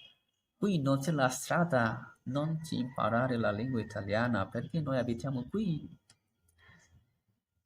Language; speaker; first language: Italian; non-native, learner; Bangla